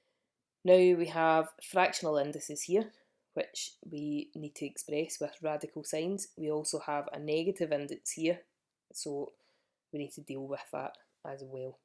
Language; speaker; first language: English; native; English